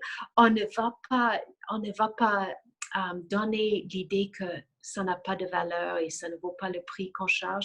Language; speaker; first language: French; non-native, fluent; English